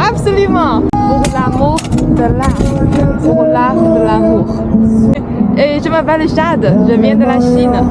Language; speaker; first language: French; non-native, learner; Chinese